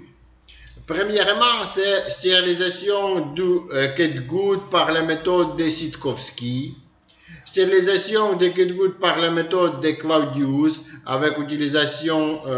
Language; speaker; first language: French; non-native, learner; Ukrainian